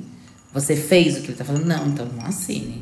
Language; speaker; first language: Portuguese; native; Portuguese